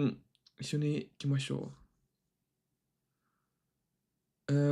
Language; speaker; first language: Japanese; non-native, learner; English